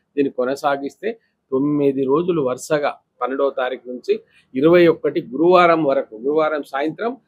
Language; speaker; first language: Telugu; non-native, local second language; Lambadi